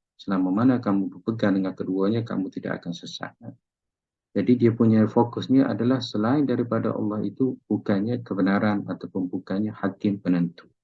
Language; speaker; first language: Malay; native; Malay